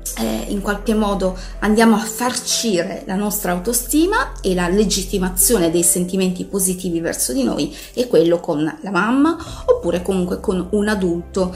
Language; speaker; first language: Italian; native; Italian